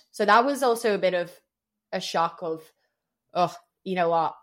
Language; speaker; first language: English; native; English